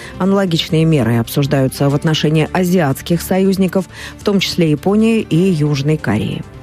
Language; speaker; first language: Russian; native; Russian